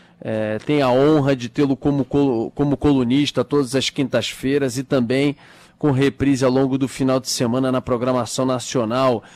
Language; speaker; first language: Portuguese; native; Portuguese